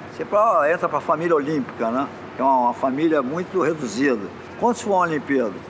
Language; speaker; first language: Portuguese; native; Portuguese